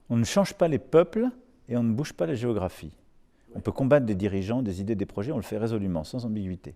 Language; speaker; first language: French; native; French